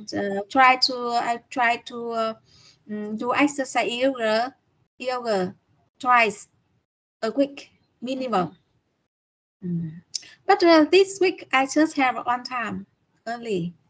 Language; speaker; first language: English; non-native, learner; Vietnamese